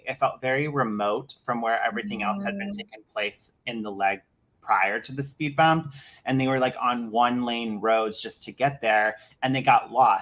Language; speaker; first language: English; native; English